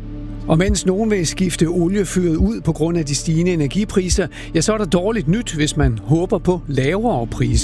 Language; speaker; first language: Danish; native; Danish